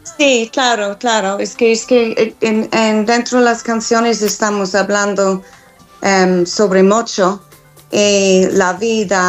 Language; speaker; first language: Spanish; non-native, fluent; English